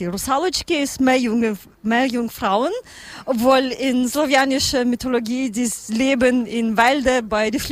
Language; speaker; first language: German; non-native, learner; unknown